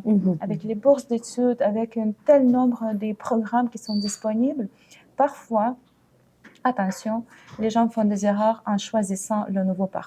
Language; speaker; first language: French; non-native, fluent; Ukrainian